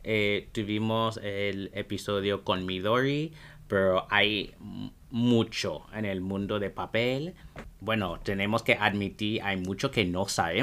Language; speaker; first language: Spanish; non-native, fluent; English